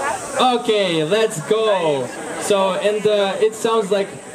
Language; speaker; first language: English; non-native, learner; Ukrainian